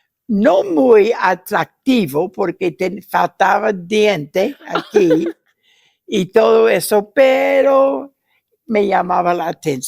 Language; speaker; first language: Spanish; non-native, fluent; English